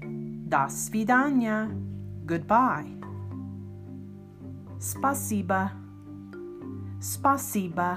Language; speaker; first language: Russian; non-native, learner; English